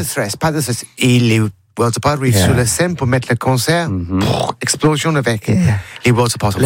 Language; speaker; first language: French; non-native, learner; English